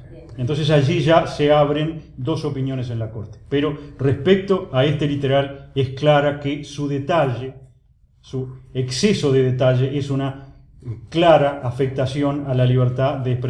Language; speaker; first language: Spanish; native; Spanish